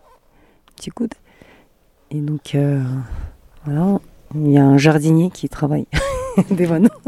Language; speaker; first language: French; non-native, fluent; Mongolian